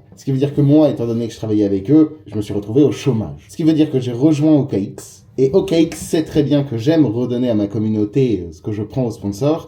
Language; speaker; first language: French; native; French